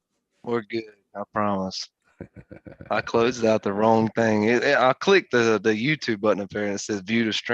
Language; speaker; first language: English; native; English